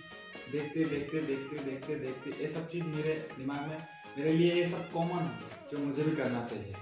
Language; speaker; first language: Hindi; non-native, local second language; Bangla